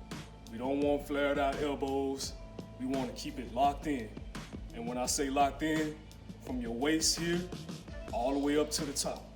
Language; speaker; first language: English; native; English